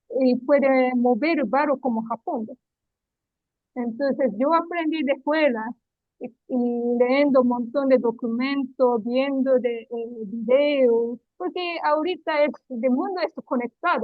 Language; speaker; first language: Spanish; non-native, learner; Japanese